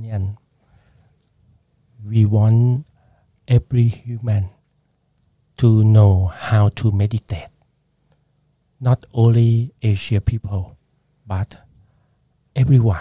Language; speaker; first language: English; non-native, learner; Thai